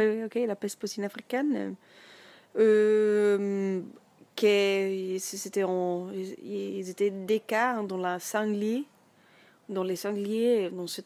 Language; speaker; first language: French; non-native, learner; German